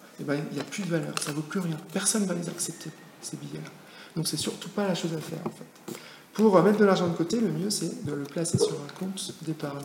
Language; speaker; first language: French; native; French